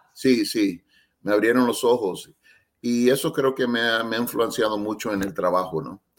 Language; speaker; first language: Spanish; early bilingual, heritage; Spanish